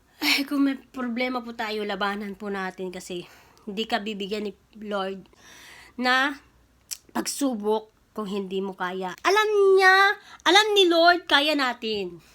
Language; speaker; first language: Filipino; non-native, local second language; Cebuano